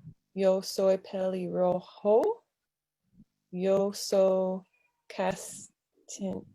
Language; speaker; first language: Spanish; non-native, learner; English